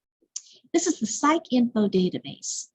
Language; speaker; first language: English; native; English